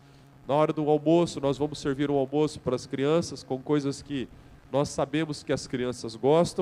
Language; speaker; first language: Portuguese; native; Portuguese